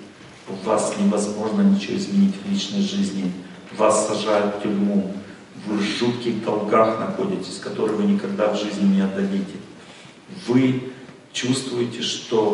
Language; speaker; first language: Russian; native; Russian